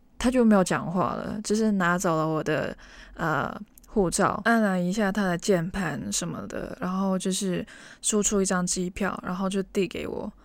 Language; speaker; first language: Chinese; non-native, local second language; Cantonese